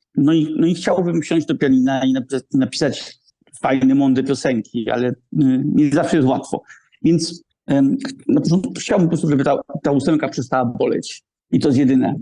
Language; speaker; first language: Polish; early bilingual, heritage; Polish